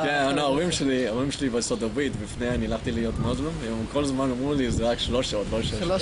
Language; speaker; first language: Hebrew; non-native, learner; English